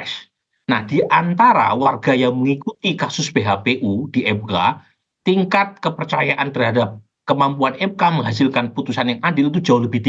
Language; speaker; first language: Indonesian; native; Indonesian